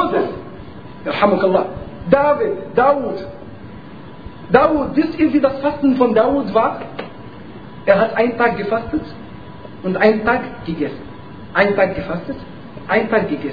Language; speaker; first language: German; non-native, fluent; Arabic